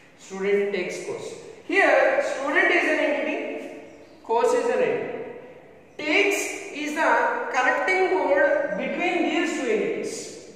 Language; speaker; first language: English; non-native, local second language; Telugu